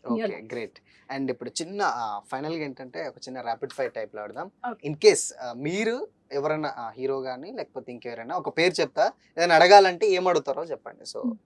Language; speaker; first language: Telugu; native; Telugu